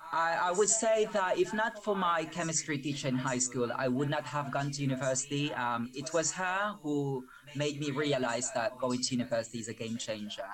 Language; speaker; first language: English; non-native, local second language; Filipino